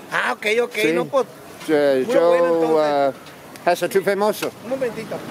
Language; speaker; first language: Spanish; non-native, learner; English